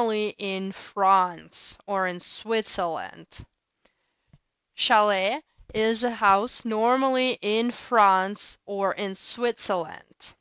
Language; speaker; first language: English; non-native, fluent; Russian